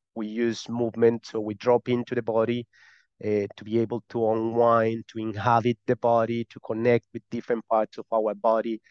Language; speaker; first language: English; non-native, fluent; Spanish